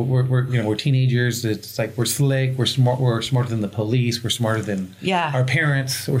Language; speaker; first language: English; early bilingual, other home language; Spanish